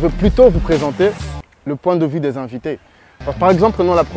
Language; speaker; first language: French; non-native, local second language; Rundi